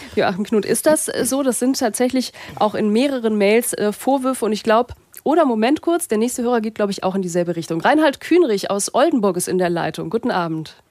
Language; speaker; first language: German; native; German